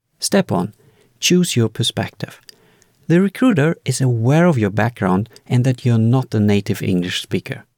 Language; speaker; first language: English; non-native, fluent; German